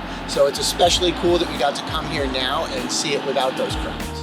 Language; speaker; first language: English; native; English